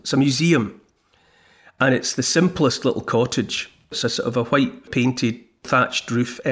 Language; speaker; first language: English; native; English